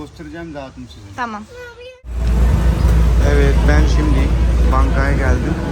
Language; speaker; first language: Turkish; non-native, learner; Urdu